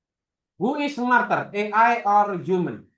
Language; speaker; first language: English; non-native, learner; Indonesian